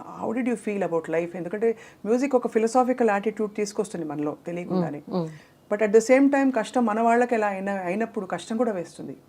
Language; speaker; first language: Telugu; native; Telugu